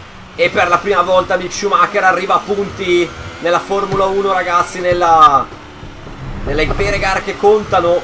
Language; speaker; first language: Italian; native; Italian